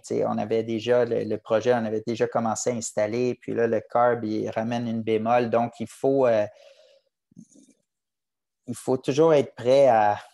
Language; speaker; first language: French; native; French